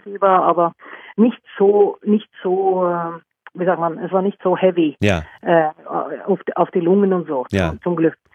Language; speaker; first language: German; non-native, fluent; Norwegian